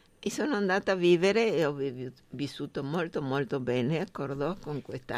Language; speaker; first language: Italian; non-native, fluent; Spanish